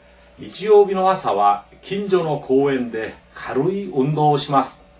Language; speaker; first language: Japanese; non-native, fluent; Korean